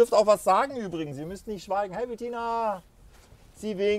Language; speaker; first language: German; native; German